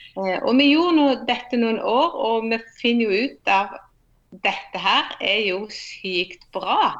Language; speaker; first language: Norwegian; native; Norwegian